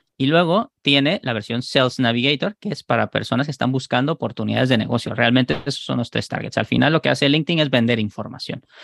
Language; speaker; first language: Spanish; native; Spanish